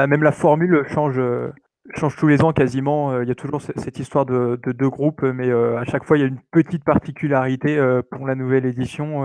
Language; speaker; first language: French; native; French